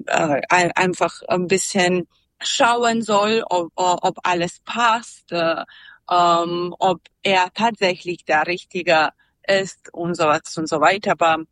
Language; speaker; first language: German; non-native, fluent; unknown